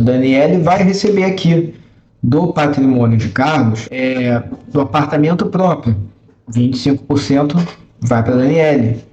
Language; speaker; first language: Portuguese; native; Portuguese